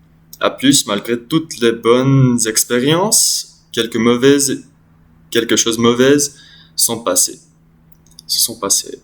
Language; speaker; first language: French; non-native, learner; English